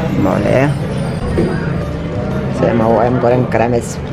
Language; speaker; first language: Indonesian; non-native, learner; Turkish